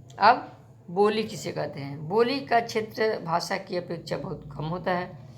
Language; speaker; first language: Hindi; native; Hindi